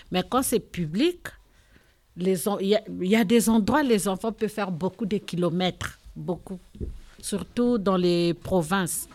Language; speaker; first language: French; non-native, local second language; Lingala